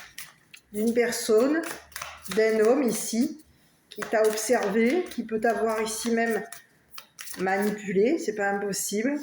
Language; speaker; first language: French; native; French